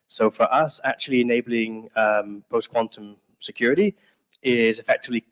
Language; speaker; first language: English; native; English